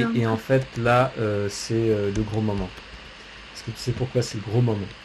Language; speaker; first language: French; native; French